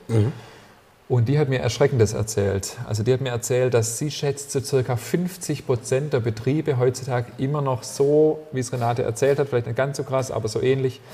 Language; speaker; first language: German; native; German